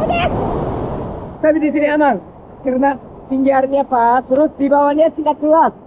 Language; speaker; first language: Indonesian; non-native, fluent; Japanese